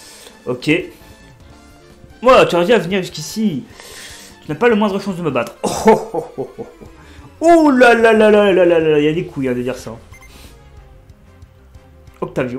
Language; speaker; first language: French; native; French